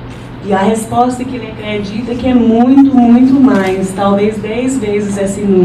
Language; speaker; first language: Portuguese; non-native, fluent; English